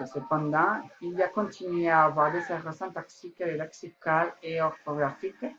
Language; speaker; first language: French; non-native, learner; Spanish